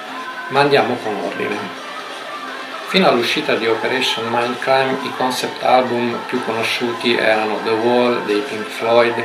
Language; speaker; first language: Italian; native; Italian